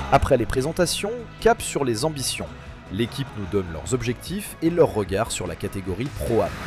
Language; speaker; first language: French; native; French